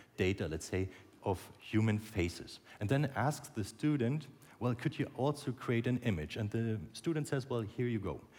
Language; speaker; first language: English; non-native, fluent; German